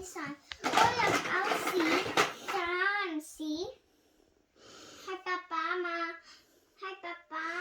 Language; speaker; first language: Thai; early bilingual, heritage; Thai